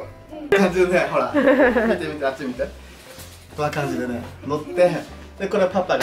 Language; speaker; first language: Japanese; native; Japanese